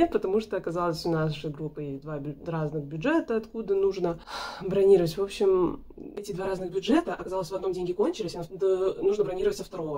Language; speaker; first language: Russian; native; Russian